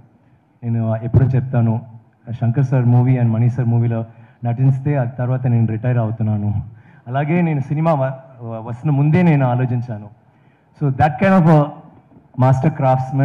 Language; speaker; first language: Telugu; non-native, learner; Tamil